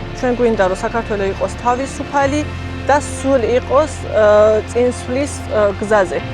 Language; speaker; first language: Georgian; early bilingual, heritage; Georgian